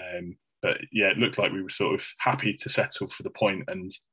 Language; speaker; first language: English; native; English